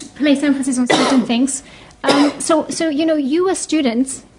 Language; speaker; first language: English; non-native, fluent; Greek